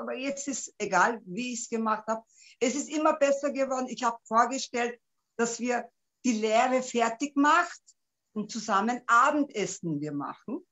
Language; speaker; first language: German; non-native, local second language; Turkish